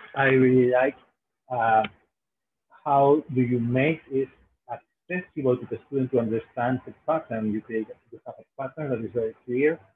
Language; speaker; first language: English; non-native, fluent; Spanish